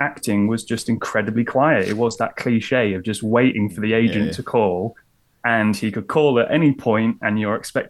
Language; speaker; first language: English; native; English